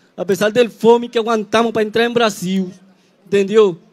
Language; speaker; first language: Portuguese; non-native, learner; Spanish